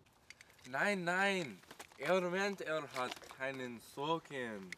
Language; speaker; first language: German; non-native, learner; English